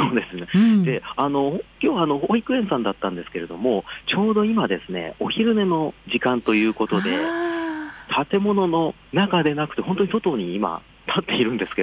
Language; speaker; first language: Japanese; native; Japanese